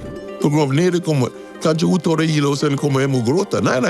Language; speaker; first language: Swedish; non-native, fluent; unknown